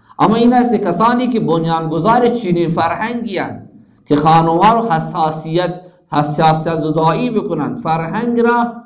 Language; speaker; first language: Persian; non-native, local second language; Baluchi